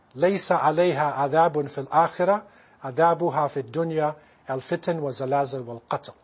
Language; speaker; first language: English; native; English